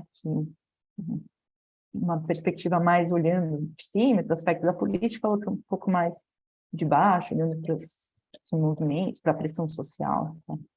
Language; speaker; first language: Portuguese; native; Portuguese